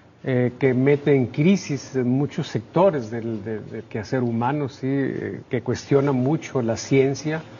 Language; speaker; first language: Spanish; native; Spanish